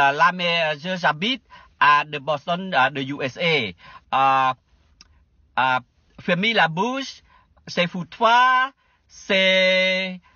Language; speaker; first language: French; non-native, learner; Khmer